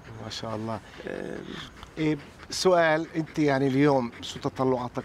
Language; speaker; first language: Arabic; native; Arabic